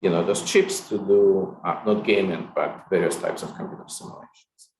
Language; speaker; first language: English; non-native, fluent; Ukrainian